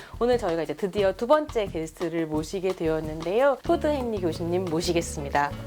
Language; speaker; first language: Korean; native; Korean